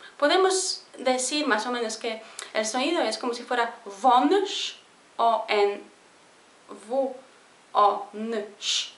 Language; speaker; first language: Spanish; non-native, fluent; Polish